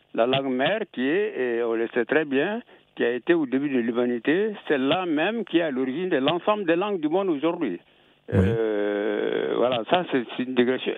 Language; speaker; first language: French; non-native, local second language; Bambara